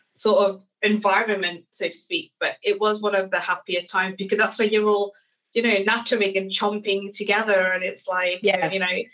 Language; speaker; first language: English; native; English